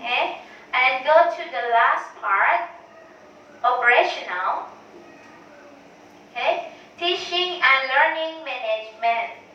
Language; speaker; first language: English; non-native, learner; Thai